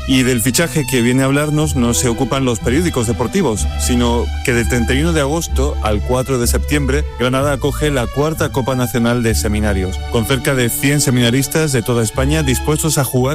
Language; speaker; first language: Spanish; native; Spanish